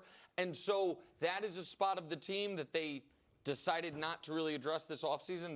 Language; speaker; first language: English; native; English